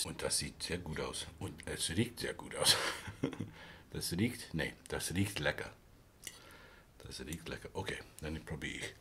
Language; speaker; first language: German; non-native, learner; English